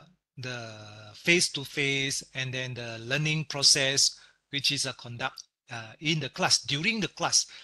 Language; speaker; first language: English; non-native, local second language; Malay